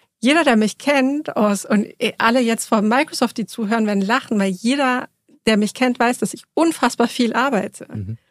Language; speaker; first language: German; early bilingual, other home language; Persian